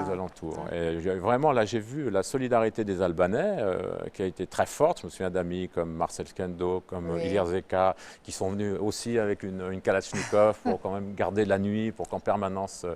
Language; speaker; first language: French; native; French